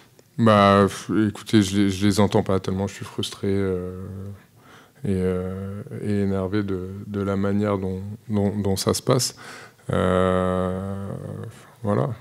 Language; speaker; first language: French; native; French